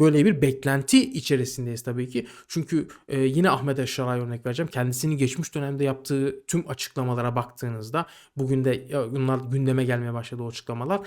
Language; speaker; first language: Turkish; native; Turkish